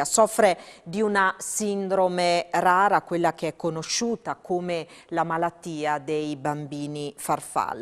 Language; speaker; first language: Italian; native; Italian